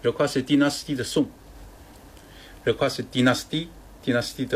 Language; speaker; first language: French; non-native, learner; Chinese